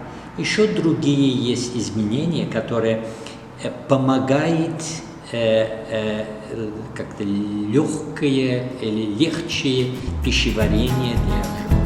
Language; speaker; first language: Russian; non-native, fluent; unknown